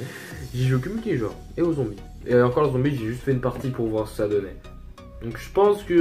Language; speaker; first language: French; native; French